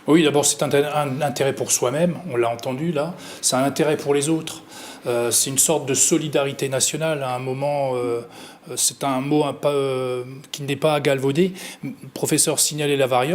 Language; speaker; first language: French; native; French